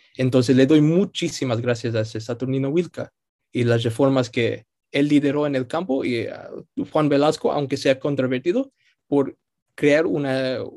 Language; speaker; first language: Spanish; early bilingual, heritage; Spanish